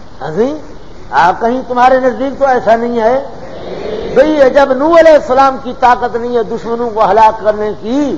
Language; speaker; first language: Urdu; non-native, local second language; Punjabi